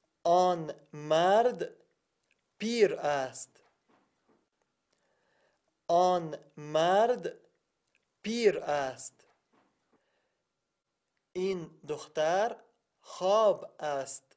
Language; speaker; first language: Persian; non-native, learner; Arabic